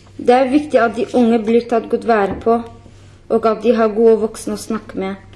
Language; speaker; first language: Norwegian; non-native, fluent; Kurdish